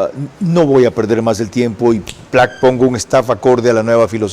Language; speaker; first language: Spanish; native; Spanish